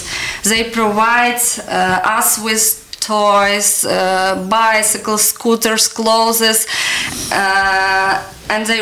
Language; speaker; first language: English; non-native, learner; Ukrainian